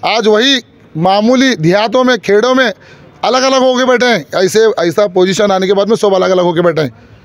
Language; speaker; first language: Hindi; native; Hindi